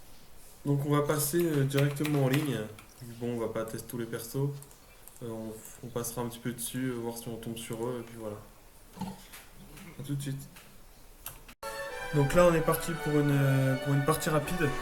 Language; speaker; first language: French; native; French